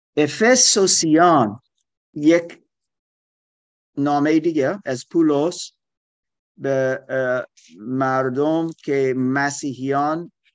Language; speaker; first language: Persian; non-native, learner; German